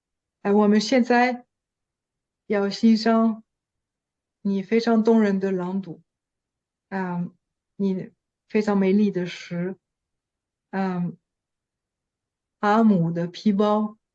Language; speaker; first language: Chinese; non-native, fluent; French